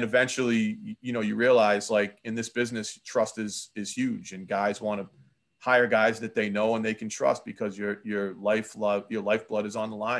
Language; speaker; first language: English; native; English